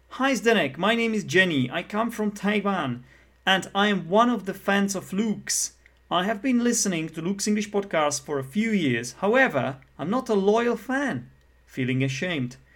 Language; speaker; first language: English; non-native, fluent; Czech